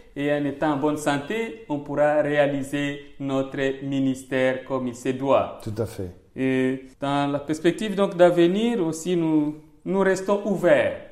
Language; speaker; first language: French; non-native, local second language; Swahili